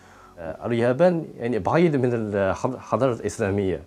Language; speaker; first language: Arabic; non-native, learner; Japanese